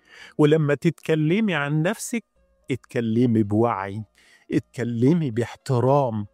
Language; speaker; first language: Arabic; native; Arabic